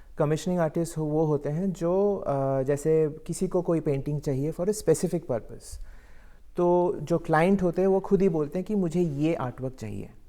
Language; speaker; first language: Hindi; non-native, local second language; Bangla